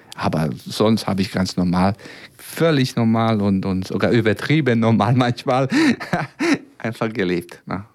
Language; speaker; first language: German; non-native, fluent; Serbian